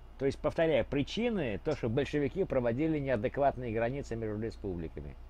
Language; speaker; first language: Russian; native; Russian